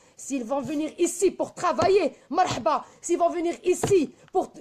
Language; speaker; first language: French; non-native, local second language; Arabic